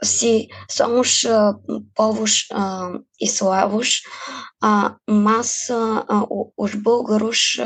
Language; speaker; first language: Portuguese; non-native, fluent; Bulgarian